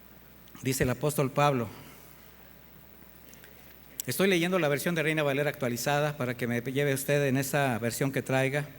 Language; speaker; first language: Spanish; native; Spanish